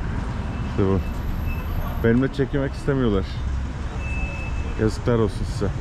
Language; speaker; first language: Turkish; native; Turkish